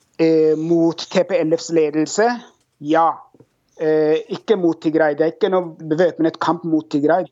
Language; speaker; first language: Norwegian; non-native, fluent; Oromo